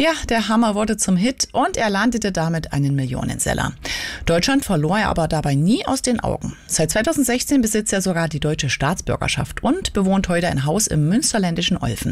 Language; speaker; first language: German; native; German